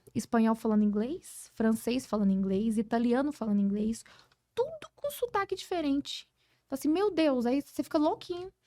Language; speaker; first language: Portuguese; early bilingual, heritage; Portuguese